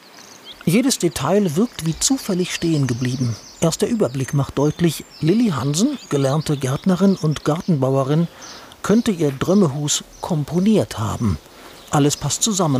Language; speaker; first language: German; native; German